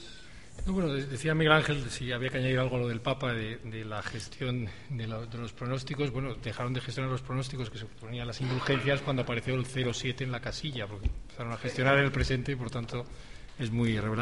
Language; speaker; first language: Spanish; native; Spanish